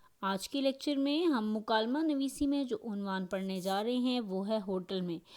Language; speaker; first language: Urdu; native; Urdu